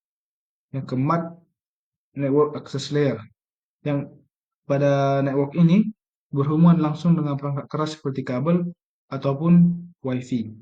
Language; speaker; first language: Indonesian; native; Indonesian